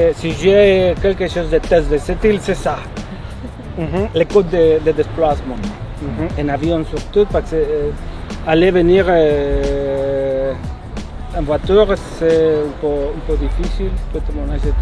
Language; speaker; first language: French; non-native, fluent; Spanish